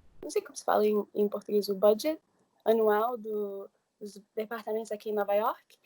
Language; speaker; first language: Portuguese; early bilingual, heritage; English